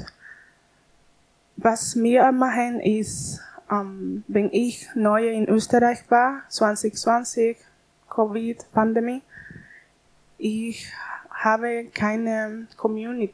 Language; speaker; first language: German; non-native, learner; Spanish